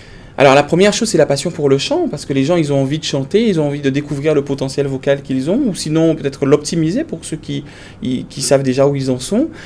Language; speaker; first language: French; native; French